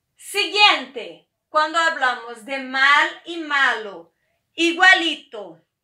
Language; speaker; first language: Spanish; non-native, fluent; Portuguese